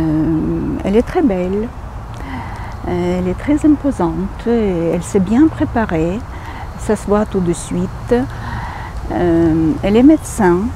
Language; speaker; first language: French; non-native, fluent; Ukrainian